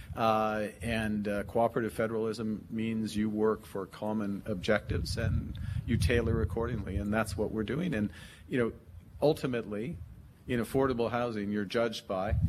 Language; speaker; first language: English; native; English